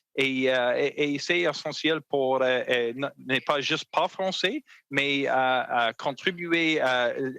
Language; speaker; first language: French; non-native, learner; English